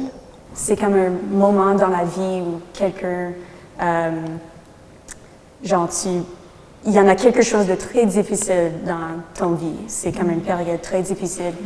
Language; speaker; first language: French; non-native, local second language; English